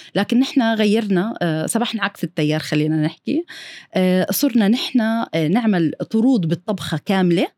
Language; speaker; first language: Arabic; early bilingual, heritage; Arabic